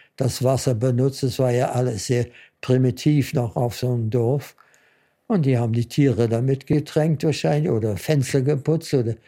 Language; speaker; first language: German; native; German